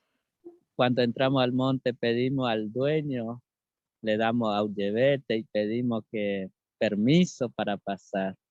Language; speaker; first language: Spanish; non-native, local second language; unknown